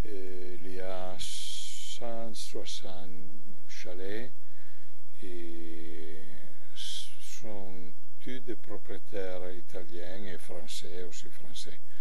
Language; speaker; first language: French; non-native, learner; Italian